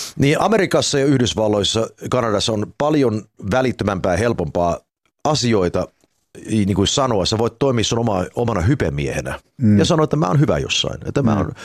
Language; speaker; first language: Finnish; early bilingual, heritage; Finnish